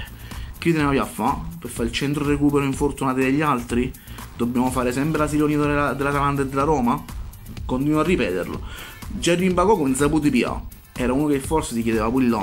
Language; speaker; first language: Italian; native; Italian